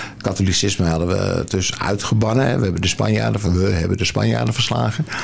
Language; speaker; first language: Dutch; native; Dutch